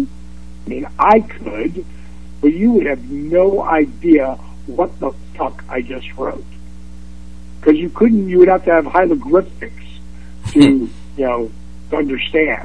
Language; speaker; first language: English; native; English